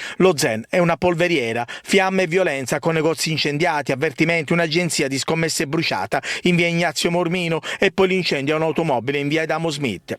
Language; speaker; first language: Italian; native; Italian